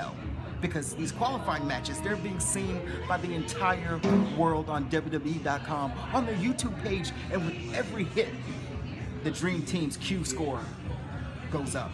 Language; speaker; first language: English; native; English